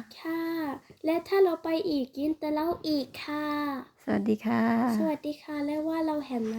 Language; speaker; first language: Thai; early bilingual, heritage; Thai